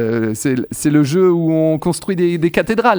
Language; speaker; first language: French; native; French